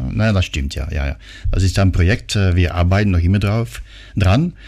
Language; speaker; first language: German; non-native, fluent; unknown